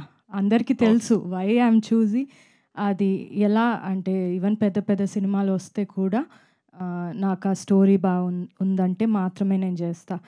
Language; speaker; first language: Telugu; non-native, fluent; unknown